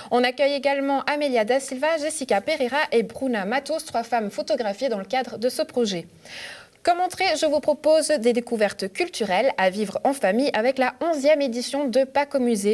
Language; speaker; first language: French; native; French